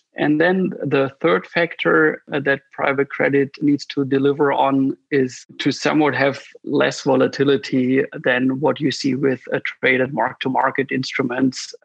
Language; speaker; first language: English; non-native, fluent; German